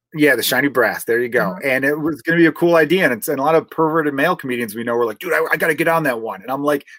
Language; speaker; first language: English; native; English